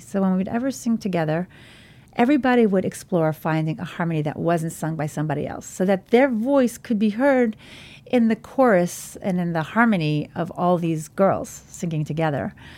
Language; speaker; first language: English; native; English